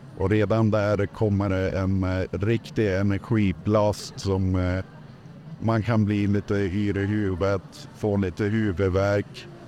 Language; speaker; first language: Swedish; native; Swedish